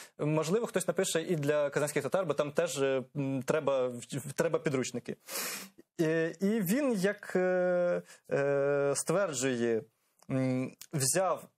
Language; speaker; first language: Ukrainian; native; Ukrainian